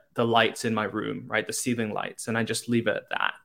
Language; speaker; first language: English; non-native, local second language; Cantonese